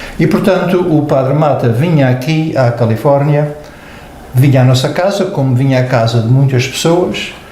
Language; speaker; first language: Portuguese; native; Portuguese